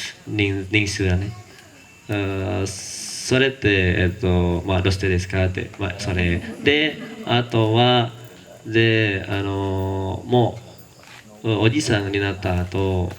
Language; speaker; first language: Japanese; non-native, learner; Indonesian